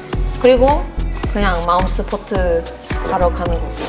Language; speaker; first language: Korean; non-native, fluent; Swedish